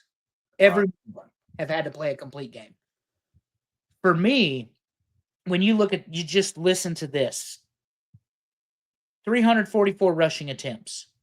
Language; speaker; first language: English; native; English